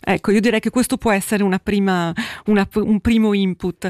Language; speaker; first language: Italian; native; Italian